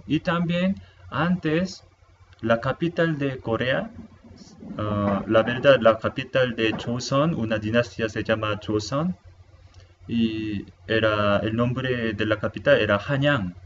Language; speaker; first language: Spanish; non-native, fluent; Korean